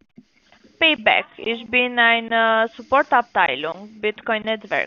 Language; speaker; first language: German; non-native, learner; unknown